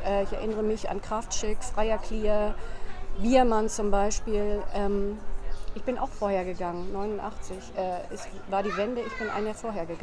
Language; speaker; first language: German; native; German